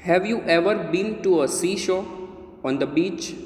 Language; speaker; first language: English; non-native, local second language; Gujarati